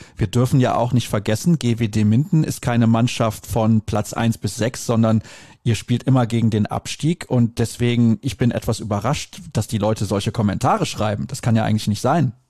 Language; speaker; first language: German; native; German